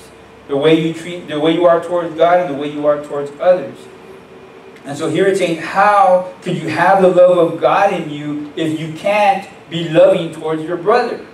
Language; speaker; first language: English; native; English